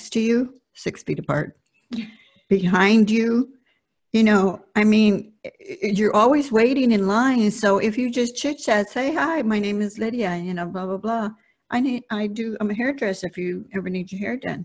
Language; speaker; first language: English; early bilingual, other home language; Spanish